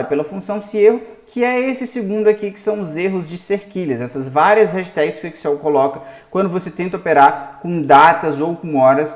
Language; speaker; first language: Portuguese; native; Portuguese